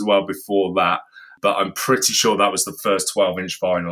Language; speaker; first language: English; native; English